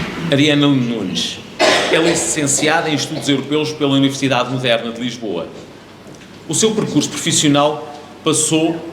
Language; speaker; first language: Portuguese; native; Portuguese